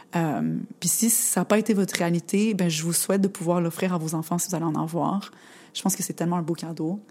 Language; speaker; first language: French; native; French